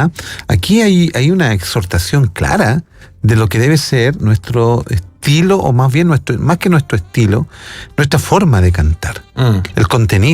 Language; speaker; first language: Spanish; native; Spanish